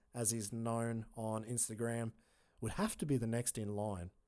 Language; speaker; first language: English; native; English